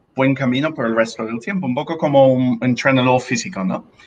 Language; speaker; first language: Spanish; non-native, fluent; English